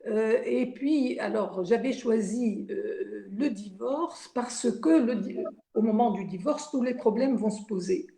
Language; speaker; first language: French; non-native, local second language; Arabic